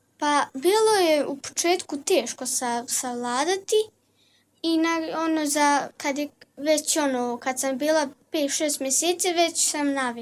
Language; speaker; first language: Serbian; early bilingual, heritage; Serbian